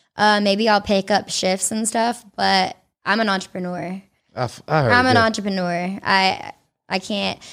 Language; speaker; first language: English; early bilingual, other home language; Italian